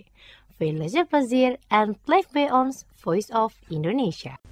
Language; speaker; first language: Dutch; non-native, fluent; Indonesian